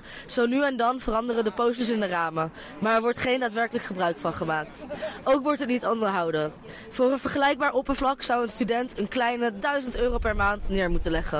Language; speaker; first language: Dutch; native; Dutch